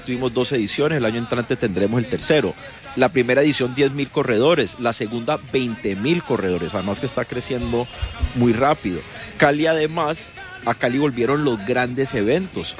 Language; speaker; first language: Spanish; native; Spanish